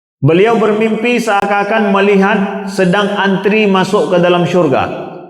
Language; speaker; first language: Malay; non-native, local second language; Achinese